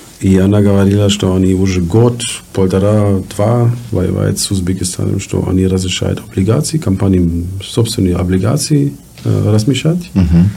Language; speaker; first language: Russian; non-native, learner; German